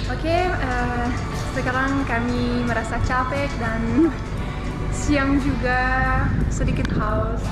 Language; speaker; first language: Indonesian; non-native, fluent; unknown